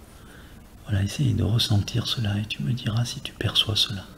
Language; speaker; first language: French; native; French